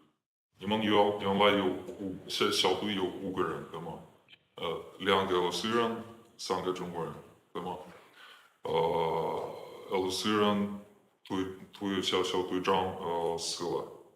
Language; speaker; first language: Chinese; non-native, fluent; Ukrainian